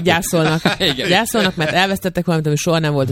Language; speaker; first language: Hungarian; early bilingual, other home language; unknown